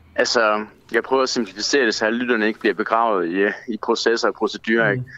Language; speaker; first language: Danish; native; Danish